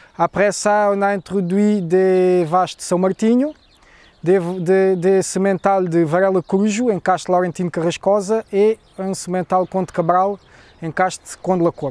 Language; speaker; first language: French; non-native, fluent; Portuguese